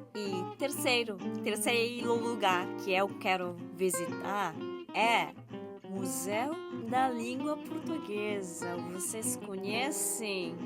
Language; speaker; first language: Portuguese; non-native, learner; Japanese